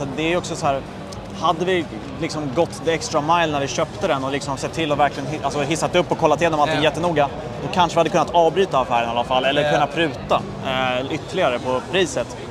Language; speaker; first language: Swedish; native; Swedish